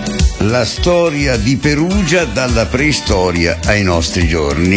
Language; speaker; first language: Italian; native; Italian